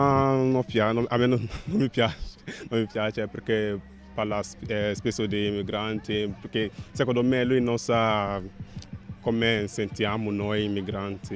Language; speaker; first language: Italian; non-native, learner; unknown